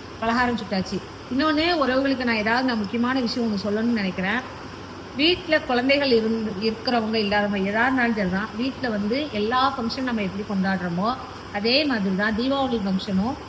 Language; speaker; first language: Tamil; native; Tamil